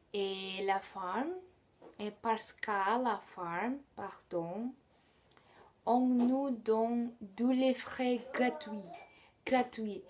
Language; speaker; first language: French; non-native, learner; Indonesian